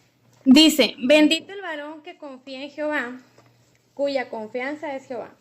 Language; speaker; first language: Spanish; native; Spanish